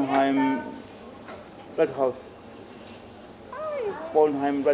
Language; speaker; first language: German; non-native, learner; Russian